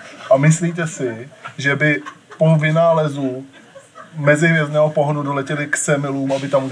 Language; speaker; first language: Czech; native; Czech